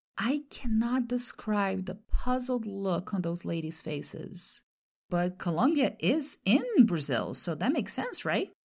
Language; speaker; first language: English; non-native, fluent; Portuguese